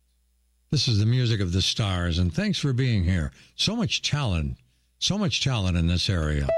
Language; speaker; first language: English; native; English